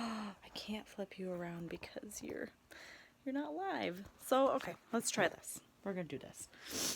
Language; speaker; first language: English; native; English